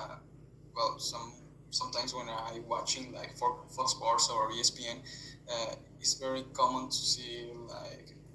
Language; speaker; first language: English; non-native, fluent; Spanish